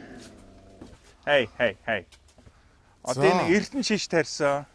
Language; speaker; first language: Mongolian; non-native, fluent; English